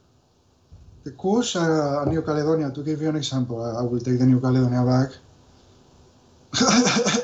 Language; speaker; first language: English; non-native, fluent; Spanish